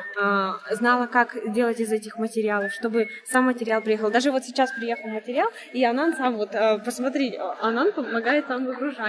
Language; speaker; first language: Russian; native; Russian